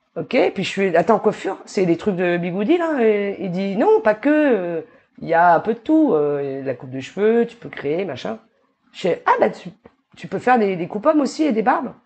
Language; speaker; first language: French; native; French